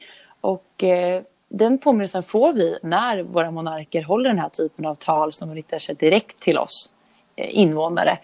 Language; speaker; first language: Swedish; native; Swedish